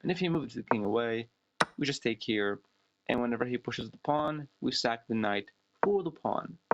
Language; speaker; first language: English; non-native, fluent; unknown